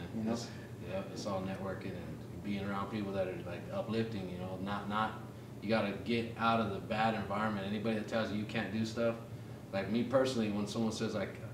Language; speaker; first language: English; native; English